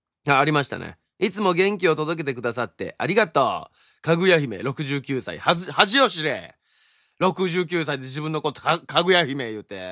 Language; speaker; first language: Japanese; native; Japanese